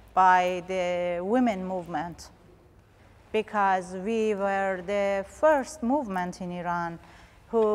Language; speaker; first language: English; non-native, learner; Persian